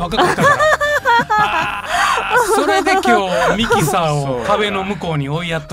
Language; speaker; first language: Japanese; native; Japanese